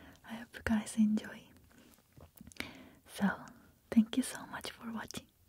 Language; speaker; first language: English; non-native, fluent; Korean